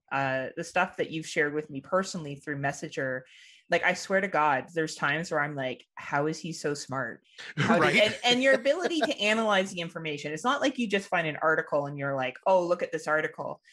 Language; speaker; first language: English; native; English